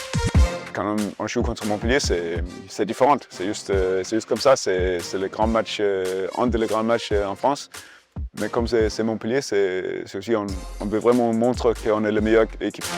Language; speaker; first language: French; non-native, learner; Danish